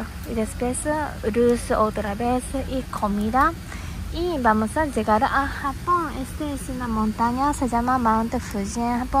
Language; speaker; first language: Spanish; non-native, learner; Japanese